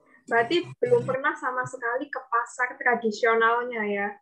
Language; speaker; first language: Indonesian; native; Indonesian